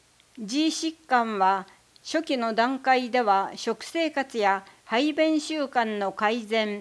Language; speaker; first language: Japanese; native; Japanese